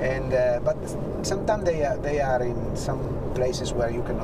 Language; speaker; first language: English; non-native, learner; Italian